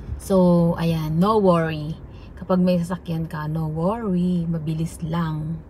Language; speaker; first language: Filipino; native; Filipino